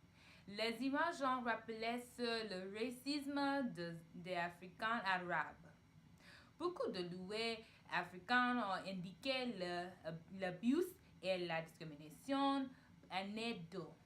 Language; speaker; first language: French; non-native, learner; English